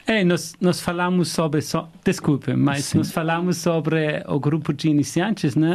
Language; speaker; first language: Portuguese; non-native, fluent; German